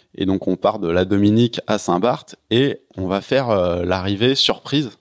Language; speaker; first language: French; native; French